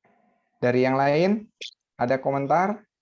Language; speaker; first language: Indonesian; native; Indonesian